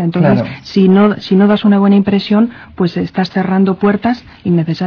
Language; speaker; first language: Spanish; native; Spanish